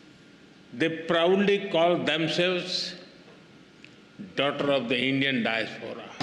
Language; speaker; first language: English; non-native, local second language; Hindi